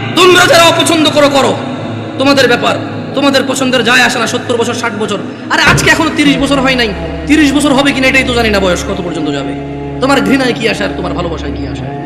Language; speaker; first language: Bangla; early bilingual, heritage; Bangla